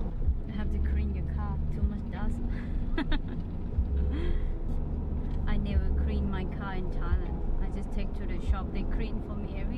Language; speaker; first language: English; non-native, learner; Thai